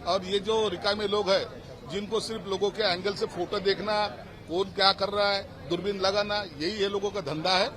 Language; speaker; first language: Hindi; non-native, local second language; Marathi